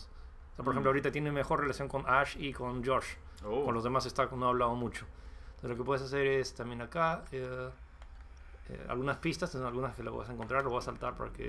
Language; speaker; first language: Spanish; native; Spanish